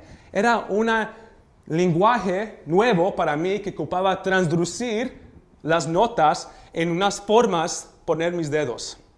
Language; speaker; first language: Spanish; early bilingual, heritage; Spanish